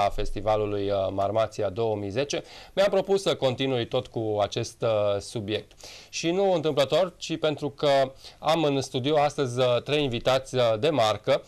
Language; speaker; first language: Romanian; native; Romanian